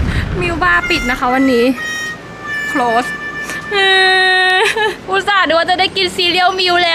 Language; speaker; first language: Thai; native; Thai